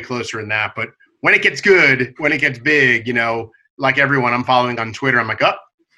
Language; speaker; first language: English; native; English